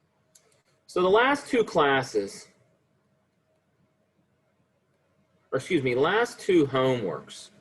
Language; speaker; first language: English; native; English